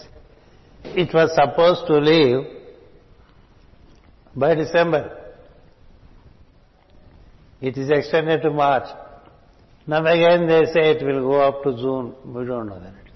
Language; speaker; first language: English; non-native, local second language; Telugu